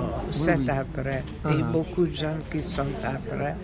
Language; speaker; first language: French; non-native, fluent; Hungarian